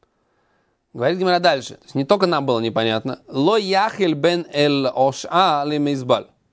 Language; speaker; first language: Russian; native; Russian